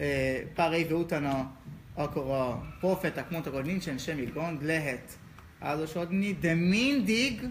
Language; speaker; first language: Hungarian; non-native, learner; Hebrew